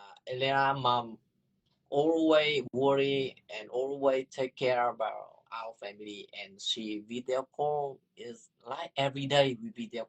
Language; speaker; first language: English; non-native, learner; Vietnamese